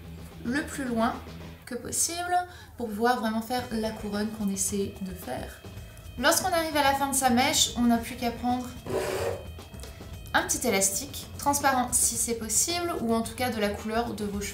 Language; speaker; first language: French; native; French